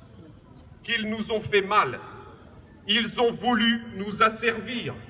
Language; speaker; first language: French; native; French